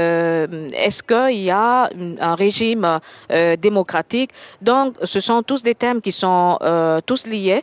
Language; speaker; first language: French; native; French